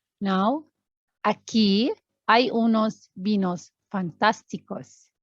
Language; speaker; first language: Spanish; non-native, learner; Arabic